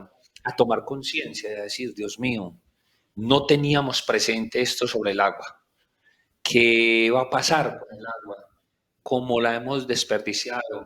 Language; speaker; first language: Spanish; native; Spanish